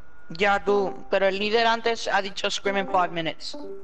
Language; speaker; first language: Spanish; early bilingual, heritage; Spanish